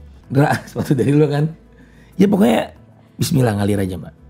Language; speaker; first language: Indonesian; native; Indonesian